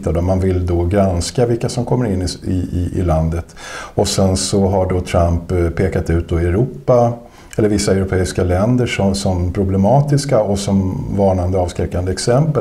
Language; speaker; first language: Swedish; native; Swedish